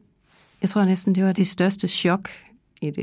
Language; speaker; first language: Danish; native; Danish